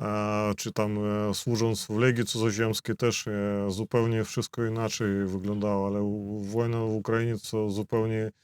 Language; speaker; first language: Polish; non-native, fluent; Belarusian